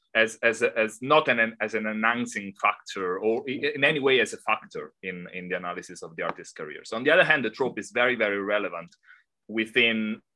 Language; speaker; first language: English; non-native, fluent; Italian